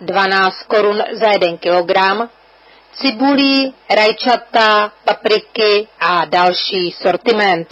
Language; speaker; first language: Czech; native; Czech